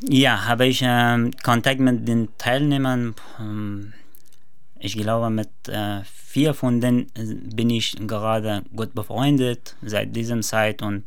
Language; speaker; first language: German; non-native, learner; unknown